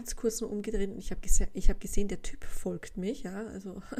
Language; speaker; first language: German; native; German